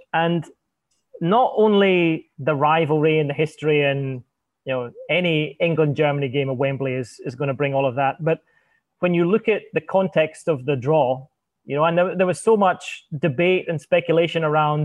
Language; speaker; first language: English; native; English